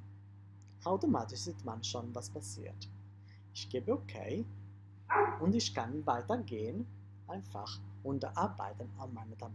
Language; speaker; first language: German; non-native, fluent; Italian